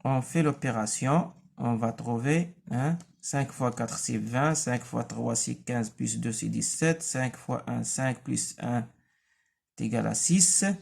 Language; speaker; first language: French; non-native, local second language; Arabic